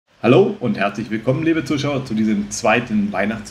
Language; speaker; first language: German; native; German